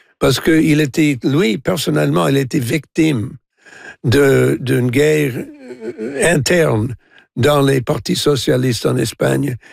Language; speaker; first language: French; non-native, local second language; English